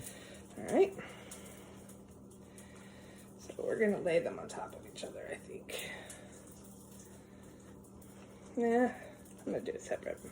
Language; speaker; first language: English; native; English